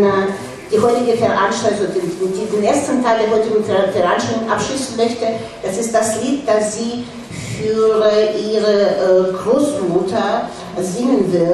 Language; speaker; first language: German; non-native, fluent; Russian